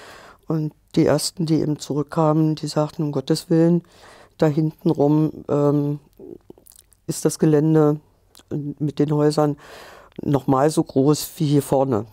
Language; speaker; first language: German; native; German